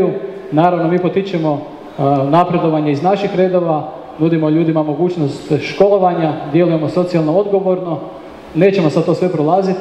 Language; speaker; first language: Croatian; native; Croatian